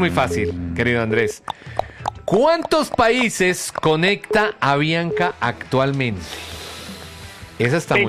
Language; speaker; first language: Spanish; native; Spanish